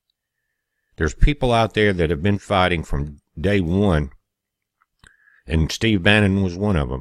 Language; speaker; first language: English; native; English